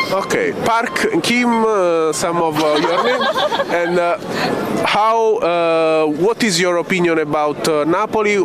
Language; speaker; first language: English; non-native, fluent; Italian